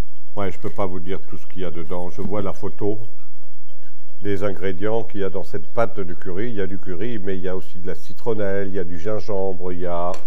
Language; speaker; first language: French; native; French